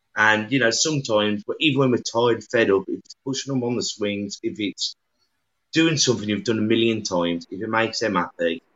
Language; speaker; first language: English; native; English